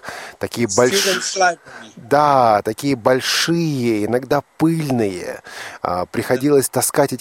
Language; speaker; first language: Russian; native; Russian